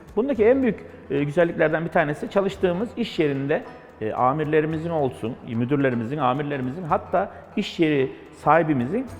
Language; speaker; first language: Turkish; native; Turkish